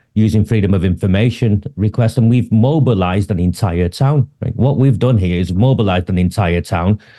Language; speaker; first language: English; native; English